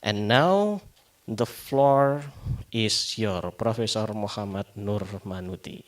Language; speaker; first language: English; non-native, fluent; Indonesian